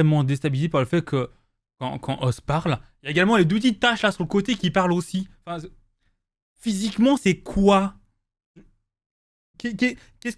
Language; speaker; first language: French; native; French